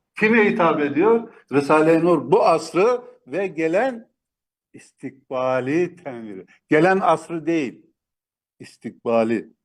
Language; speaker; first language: Turkish; native; Turkish